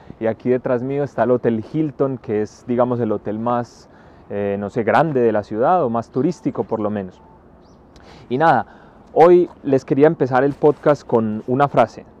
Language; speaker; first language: Spanish; native; Spanish